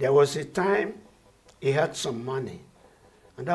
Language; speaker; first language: English; non-native, local second language; Yoruba